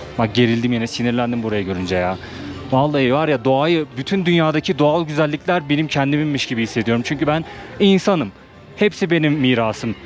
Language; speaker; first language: Turkish; native; Turkish